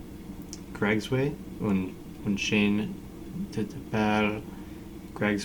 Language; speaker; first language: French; non-native, learner; English